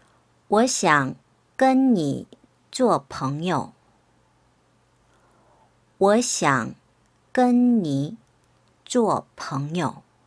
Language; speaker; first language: Chinese; non-native, fluent; Korean